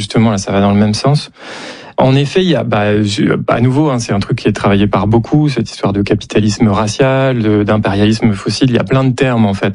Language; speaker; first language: French; native; French